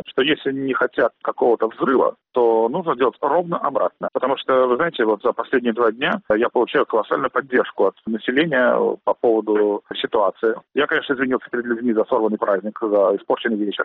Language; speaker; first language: Russian; native; Russian